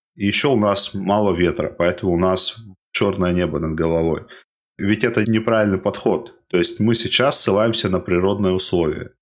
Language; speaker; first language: Russian; native; Russian